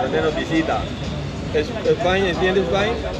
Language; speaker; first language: Spanish; native; Spanish